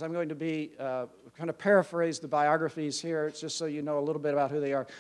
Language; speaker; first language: English; native; English